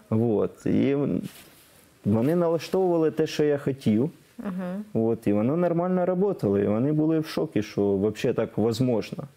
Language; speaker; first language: Ukrainian; non-native, local second language; Russian